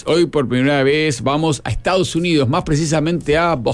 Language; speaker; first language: Spanish; native; Spanish